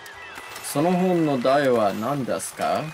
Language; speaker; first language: Japanese; non-native, learner; English